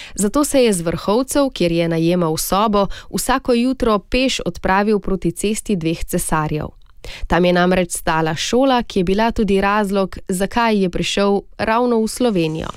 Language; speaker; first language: Slovenian; native; Slovenian